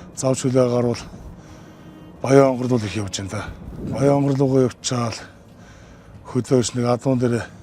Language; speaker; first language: Mongolian; native; Mongolian